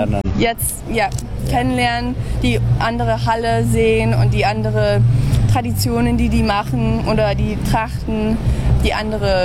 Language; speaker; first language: German; early bilingual, heritage; English